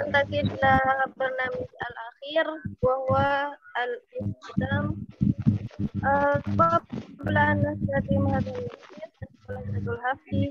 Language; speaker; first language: Arabic; non-native, learner; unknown